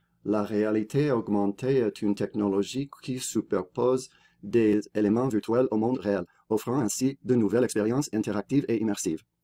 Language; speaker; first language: French; non-native, fluent; English